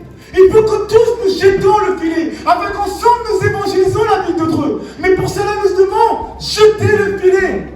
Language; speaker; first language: French; native; French